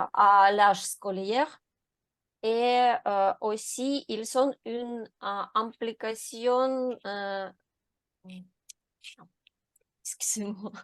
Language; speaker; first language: French; non-native, learner; Ukrainian